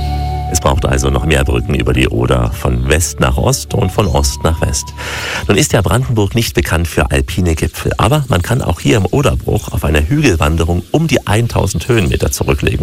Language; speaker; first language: German; native; German